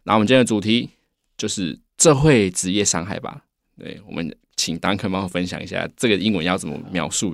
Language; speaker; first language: Chinese; native; Chinese